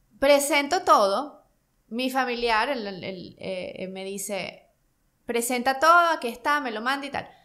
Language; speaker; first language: Spanish; native; Spanish